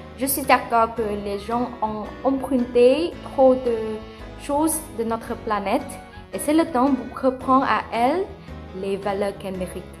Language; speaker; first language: French; non-native, fluent; Vietnamese